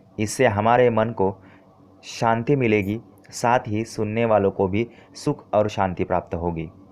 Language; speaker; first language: Hindi; non-native, local second language; Marathi